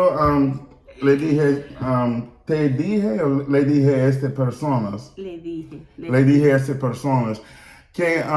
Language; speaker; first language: Spanish; non-native, learner; English